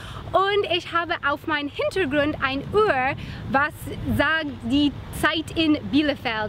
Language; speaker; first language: German; non-native, learner; English